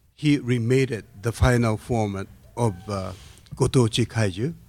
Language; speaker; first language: English; non-native, learner; Japanese